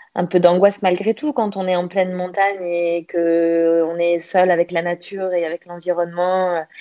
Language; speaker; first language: French; native; French